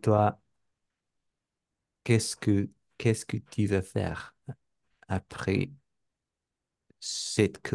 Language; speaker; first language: French; non-native, learner; Spanish